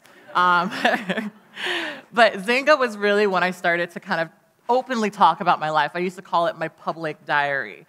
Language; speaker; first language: English; native; English